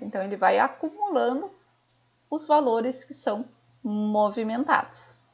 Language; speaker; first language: Portuguese; native; Portuguese